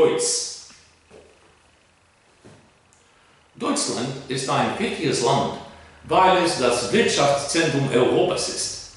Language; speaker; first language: German; non-native, learner; Greek